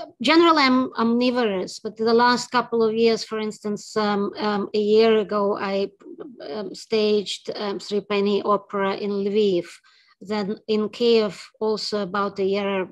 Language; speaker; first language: English; non-native, fluent; Ukrainian